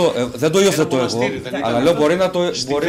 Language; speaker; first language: Greek; native; Greek